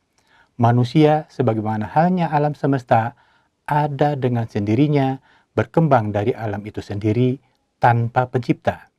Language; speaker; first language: Indonesian; native; Indonesian